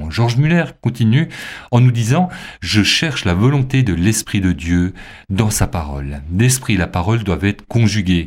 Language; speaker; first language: French; native; French